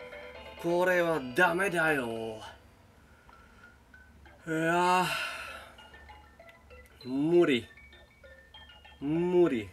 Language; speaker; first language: Japanese; non-native, learner; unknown